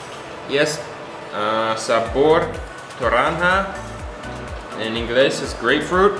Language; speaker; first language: Spanish; non-native, learner; English